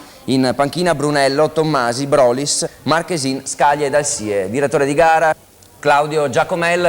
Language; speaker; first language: Italian; native; Italian